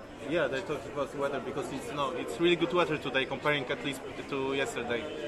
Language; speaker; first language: English; non-native, fluent; Polish